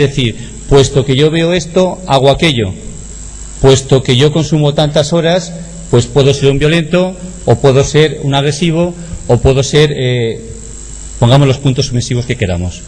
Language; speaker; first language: Spanish; native; Spanish